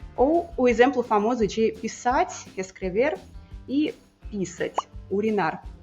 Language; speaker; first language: Portuguese; non-native, fluent; Russian